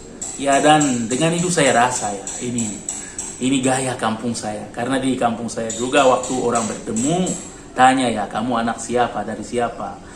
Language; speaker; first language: Indonesian; non-native, learner; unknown